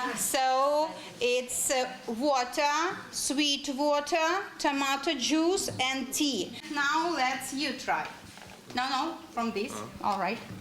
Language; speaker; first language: English; non-native, fluent; Ukrainian